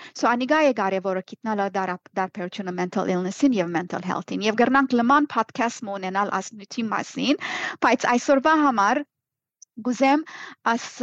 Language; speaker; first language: Armenian; early bilingual, heritage; Armenian